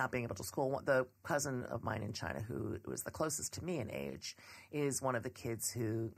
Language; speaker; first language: English; native; English